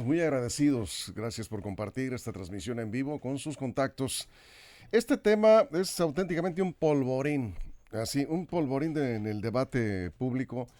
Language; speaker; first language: Spanish; native; Spanish